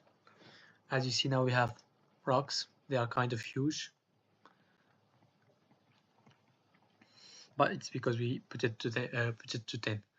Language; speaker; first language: English; non-native, fluent; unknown